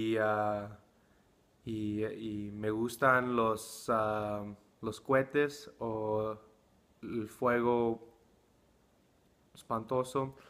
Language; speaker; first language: Spanish; early bilingual, heritage; English